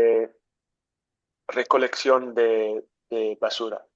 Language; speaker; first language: Spanish; non-native, learner; English